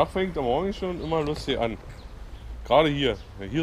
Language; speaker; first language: German; native; German